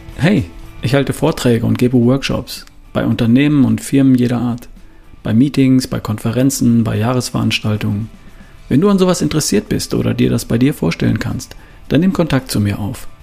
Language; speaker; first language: German; native; German